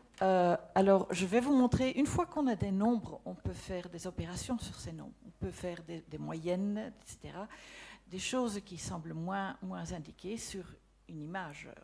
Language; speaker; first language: French; non-native, local second language; Dutch